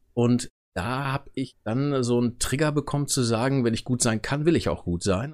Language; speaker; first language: German; native; German